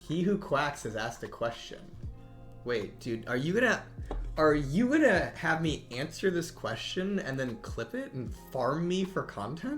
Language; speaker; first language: English; native; English